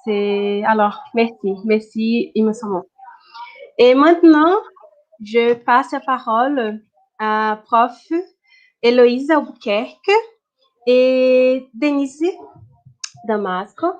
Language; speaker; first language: French; non-native, fluent; Portuguese